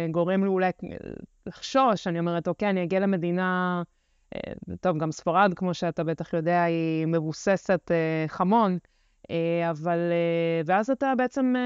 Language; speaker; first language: Hebrew; early bilingual, other home language; Russian